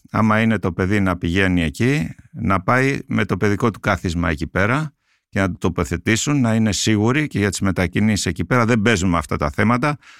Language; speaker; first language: Greek; native; Greek